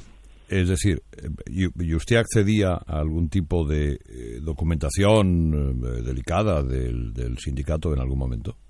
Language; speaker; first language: Spanish; native; Spanish